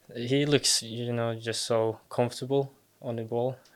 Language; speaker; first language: English; non-native, fluent; Norwegian